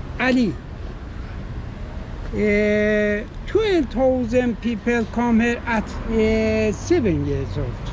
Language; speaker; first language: English; non-native, learner; Azerbaijani